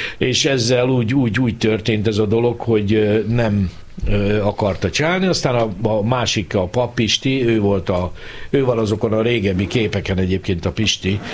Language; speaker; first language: Hungarian; native; Hungarian